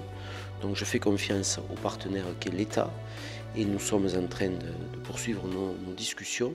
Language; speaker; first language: French; native; French